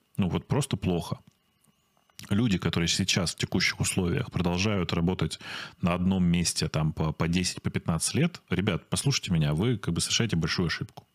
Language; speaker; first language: Russian; native; Russian